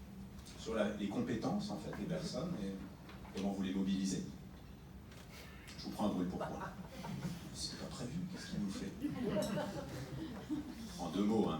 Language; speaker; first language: French; native; French